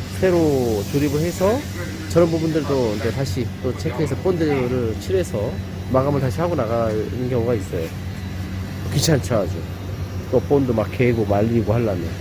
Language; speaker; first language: Korean; native; Korean